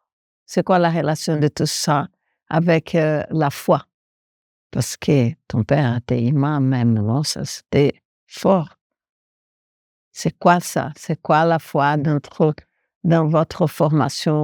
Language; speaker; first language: French; non-native, fluent; Portuguese